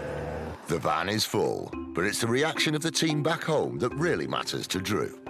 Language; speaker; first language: English; native; English